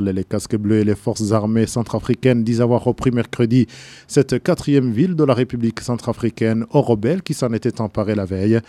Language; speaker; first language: French; non-native, local second language; Rundi